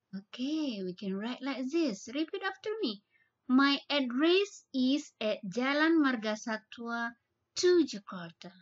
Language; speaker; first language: English; non-native, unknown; Indonesian